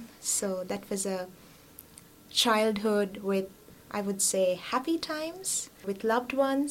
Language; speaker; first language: English; non-native, local second language; Sinhala